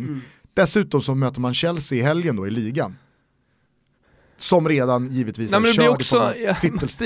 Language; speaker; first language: Swedish; native; Swedish